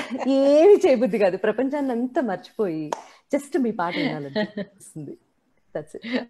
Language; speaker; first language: Telugu; native; Telugu